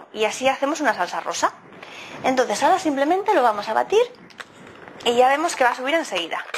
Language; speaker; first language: Spanish; native; Spanish